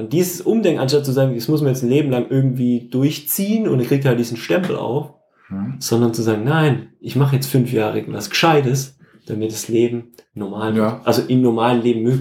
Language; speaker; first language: German; native; German